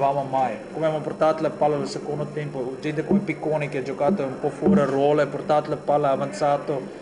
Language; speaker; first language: Italian; non-native, learner; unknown